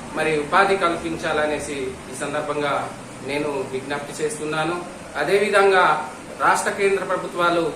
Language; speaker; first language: Telugu; non-native, local second language; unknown